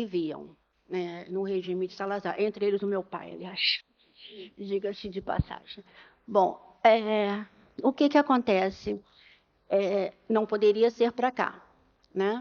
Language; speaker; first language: Portuguese; native; Portuguese